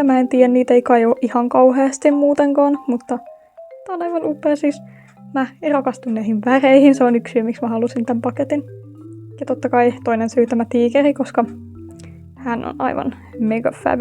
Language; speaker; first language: Finnish; native; Finnish